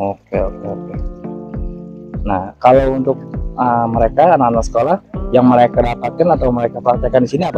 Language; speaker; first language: Indonesian; native; Indonesian